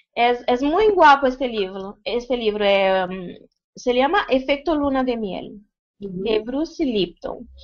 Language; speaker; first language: Spanish; non-native, fluent; Portuguese